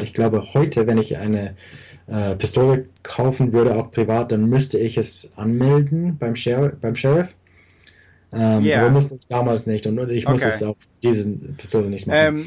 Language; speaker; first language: German; early bilingual, heritage; English